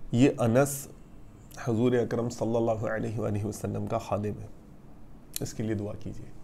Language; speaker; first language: Urdu; native; Urdu